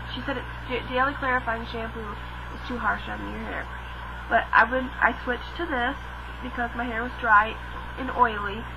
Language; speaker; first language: English; native; English